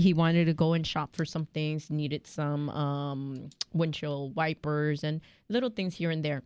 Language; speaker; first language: English; early bilingual, other home language; Spanish